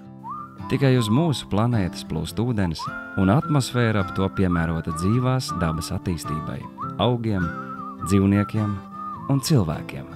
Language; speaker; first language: Latvian; native; Latvian